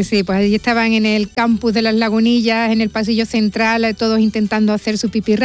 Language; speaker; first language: Spanish; native; Spanish